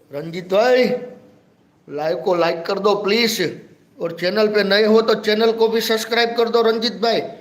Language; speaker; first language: Hindi; non-native, local second language; Gujarati